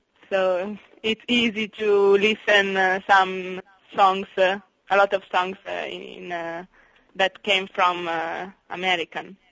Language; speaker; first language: English; non-native, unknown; Italian